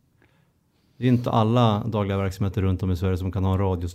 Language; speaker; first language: Swedish; native; Swedish